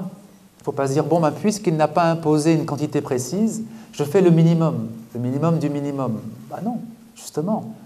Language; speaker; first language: French; native; French